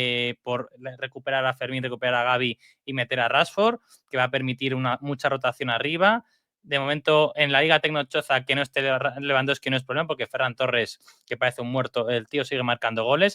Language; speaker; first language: Spanish; native; Spanish